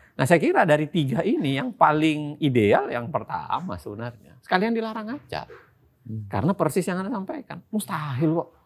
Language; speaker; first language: Indonesian; native; Indonesian